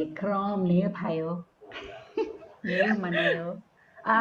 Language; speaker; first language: Korean; non-native, learner; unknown